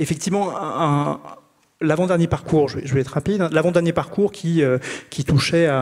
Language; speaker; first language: French; native; French